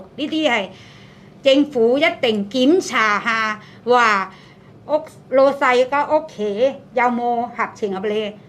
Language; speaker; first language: Cantonese; non-native, fluent; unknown